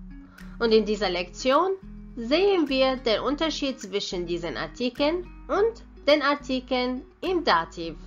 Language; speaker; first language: German; non-native, fluent; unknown